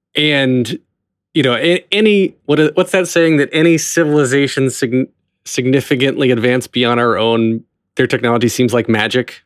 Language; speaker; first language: English; native; English